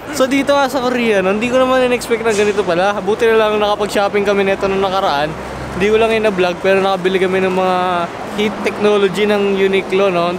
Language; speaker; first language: Filipino; native; Filipino